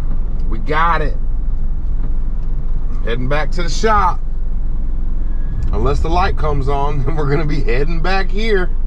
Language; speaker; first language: English; native; English